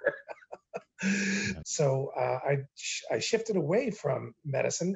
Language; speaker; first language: English; native; English